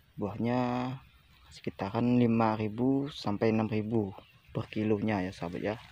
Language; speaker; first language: Indonesian; non-native, local second language; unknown